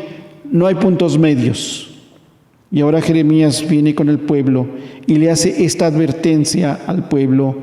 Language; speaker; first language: Spanish; native; Spanish